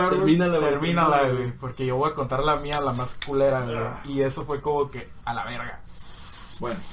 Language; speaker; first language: Spanish; native; Spanish